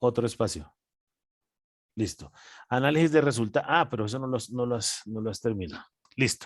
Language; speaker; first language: Spanish; native; Spanish